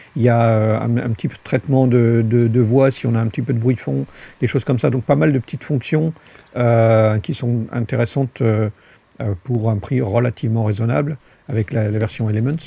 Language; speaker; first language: French; native; French